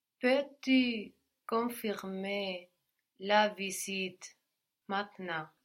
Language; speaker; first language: French; non-native, learner; English